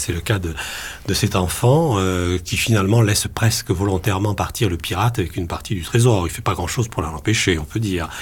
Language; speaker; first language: French; native; French